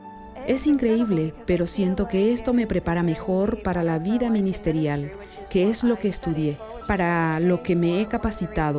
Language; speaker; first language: Spanish; non-native, fluent; English